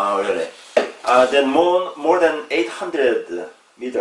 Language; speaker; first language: English; non-native, learner; Korean